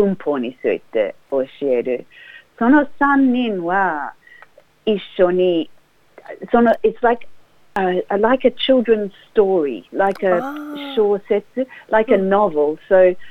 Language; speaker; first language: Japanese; non-native, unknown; English